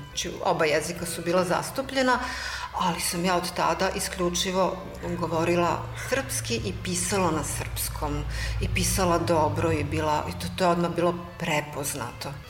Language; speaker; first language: Serbian; non-native, local second language; Hungarian